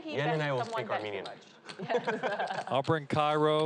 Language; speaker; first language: English; native; English